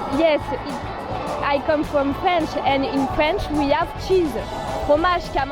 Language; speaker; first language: English; non-native, learner; French